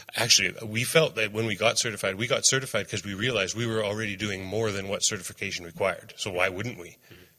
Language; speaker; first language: English; native; English